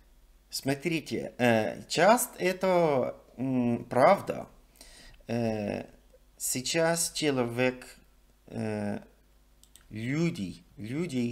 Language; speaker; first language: Russian; non-native, learner; English